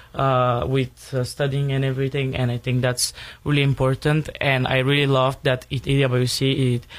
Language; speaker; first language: English; non-native, fluent; Bulgarian